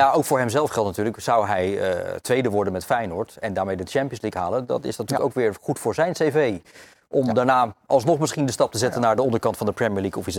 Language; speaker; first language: Dutch; native; Dutch